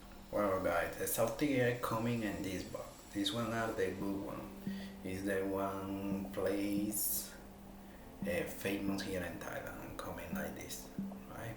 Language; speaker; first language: English; non-native, learner; Spanish